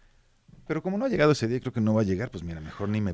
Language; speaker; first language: Spanish; native; Spanish